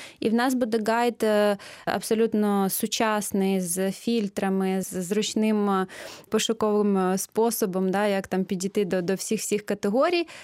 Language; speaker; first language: Ukrainian; native; Ukrainian